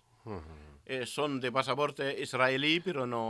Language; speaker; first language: Spanish; non-native, learner; Arabic